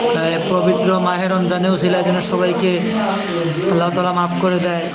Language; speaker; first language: Bangla; native; Bangla